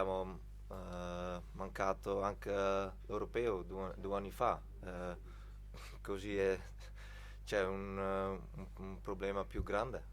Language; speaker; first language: Italian; non-native, fluent; Dutch